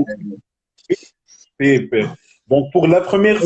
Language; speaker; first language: French; non-native, local second language; Arabic